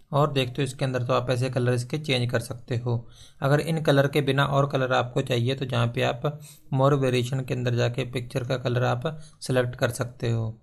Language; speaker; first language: Hindi; non-native, local second language; Punjabi